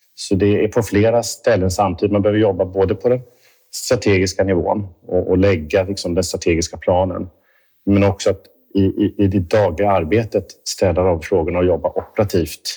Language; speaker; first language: Swedish; native; Swedish